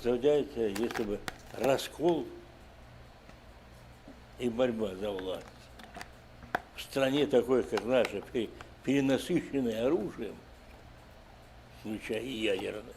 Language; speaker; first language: Russian; native; Russian